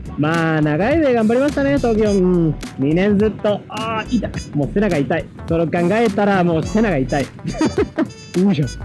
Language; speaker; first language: Japanese; non-native, fluent; Spanish